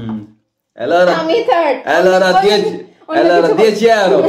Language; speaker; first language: Italian; non-native, learner; Bangla